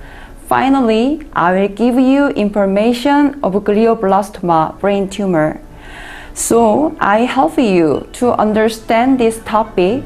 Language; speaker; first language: English; non-native, learner; Korean